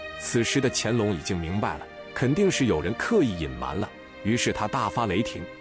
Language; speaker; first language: Chinese; native; Chinese